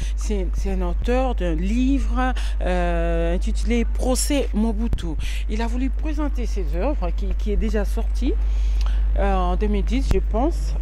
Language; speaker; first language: French; non-native, local second language; Lingala